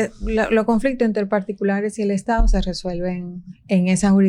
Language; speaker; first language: Spanish; native; Spanish